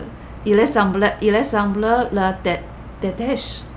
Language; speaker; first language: French; non-native, learner; Chinese